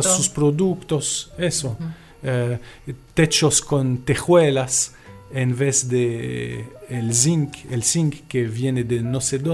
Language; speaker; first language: Spanish; non-native, fluent; French